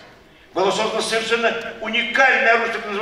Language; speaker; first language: Russian; native; Russian